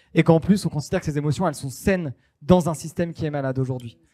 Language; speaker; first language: French; native; French